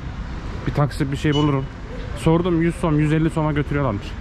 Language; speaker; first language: Turkish; native; Turkish